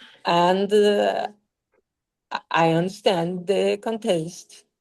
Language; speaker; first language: English; non-native, learner; Portuguese